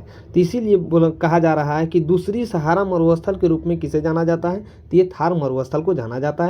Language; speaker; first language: Hindi; native; Hindi